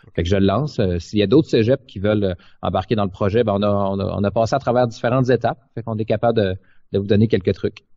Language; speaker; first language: French; native; French